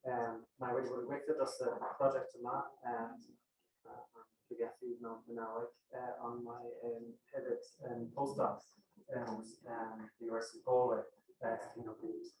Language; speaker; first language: Welsh; non-native, fluent; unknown